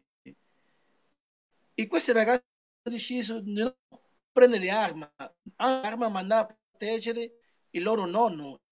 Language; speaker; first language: Italian; non-native, learner; Portuguese